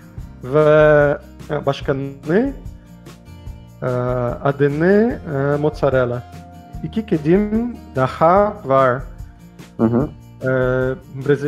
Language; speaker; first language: Turkish; non-native, learner; Portuguese